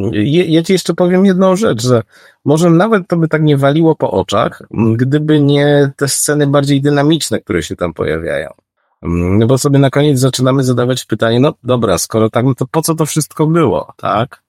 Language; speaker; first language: Polish; native; Polish